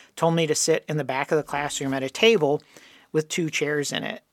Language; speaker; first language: English; native; English